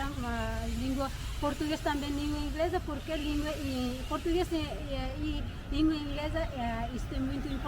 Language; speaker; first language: Portuguese; non-native, learner; Tetum